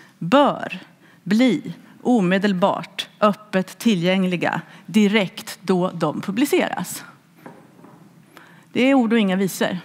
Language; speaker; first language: Swedish; native; Swedish